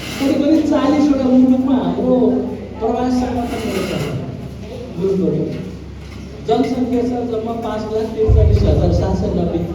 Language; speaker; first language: Nepali; non-native, local second language; Gurung